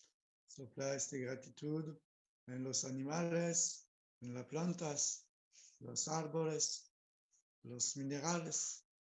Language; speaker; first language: Spanish; non-native, learner; French